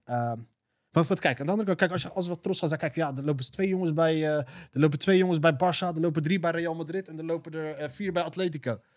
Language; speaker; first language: Dutch; early bilingual, other home language; Arabic